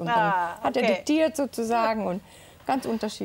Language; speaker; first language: German; native; German